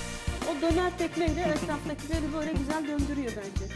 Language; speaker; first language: Turkish; native; Turkish